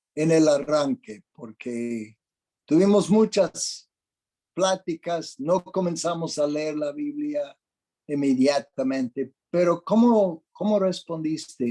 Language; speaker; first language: Spanish; non-native, fluent; English